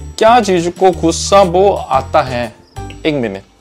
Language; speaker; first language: Hindi; non-native, learner; Korean